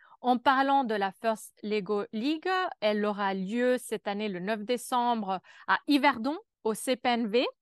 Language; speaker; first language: French; native; French